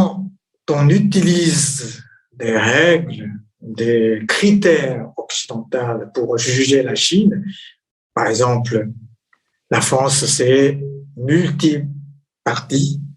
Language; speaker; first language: French; non-native, fluent; Chinese